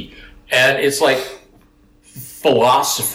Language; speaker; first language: English; native; English